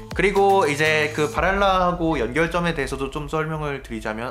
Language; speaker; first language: Korean; native; Korean